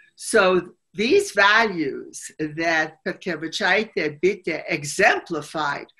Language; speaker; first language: English; native; English